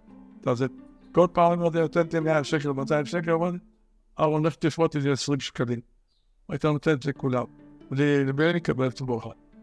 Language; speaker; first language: Hebrew; early bilingual, other home language; Arabic